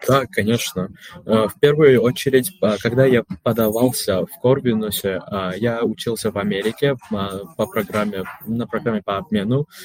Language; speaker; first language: Russian; non-native, local second language; Georgian